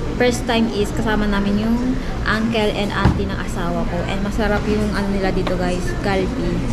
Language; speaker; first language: Filipino; native; Filipino